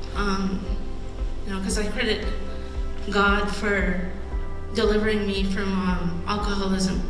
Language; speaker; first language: English; native; English